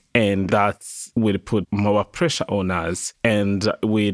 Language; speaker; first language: English; non-native, local second language; Kinyarwanda